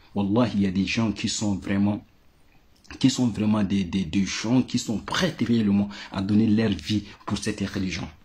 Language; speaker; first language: French; non-native, local second language; Bambara